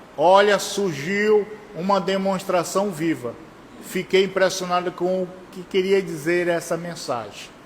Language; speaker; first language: Portuguese; native; Portuguese